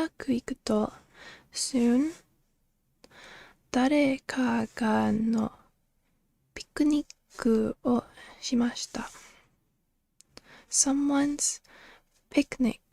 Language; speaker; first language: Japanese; non-native, learner; English